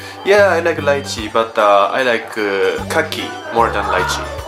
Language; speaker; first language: English; non-native, learner; Japanese